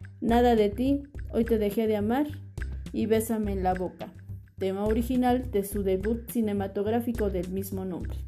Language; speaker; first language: Spanish; native; Spanish